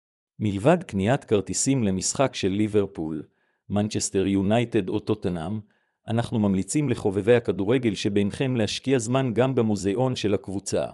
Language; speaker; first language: Hebrew; native; Hebrew